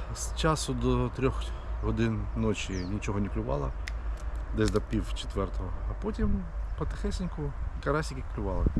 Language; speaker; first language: Ukrainian; non-native, local second language; Russian